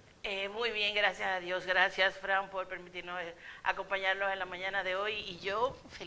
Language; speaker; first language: Spanish; native; Spanish